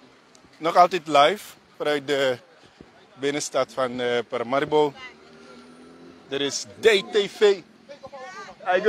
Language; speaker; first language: Dutch; native; Dutch